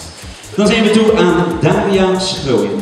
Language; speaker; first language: Dutch; native; Dutch